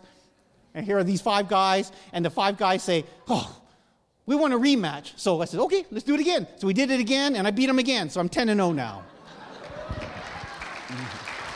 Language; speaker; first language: English; native; English